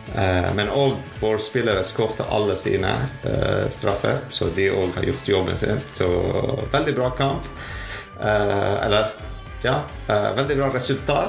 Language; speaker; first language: Norwegian; non-native, fluent; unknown